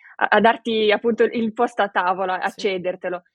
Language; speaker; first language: Italian; early bilingual, other home language; Romanian